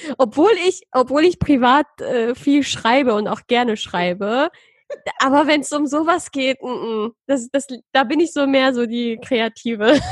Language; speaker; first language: German; early bilingual, other home language; Persian